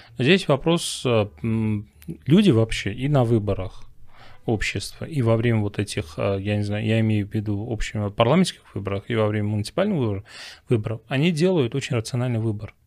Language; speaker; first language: Russian; non-native, local second language; Armenian